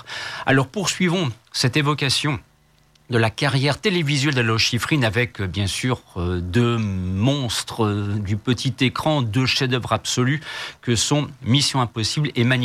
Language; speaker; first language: French; native; French